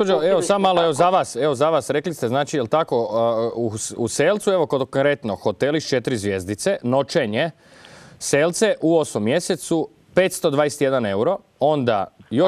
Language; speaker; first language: Croatian; native; Croatian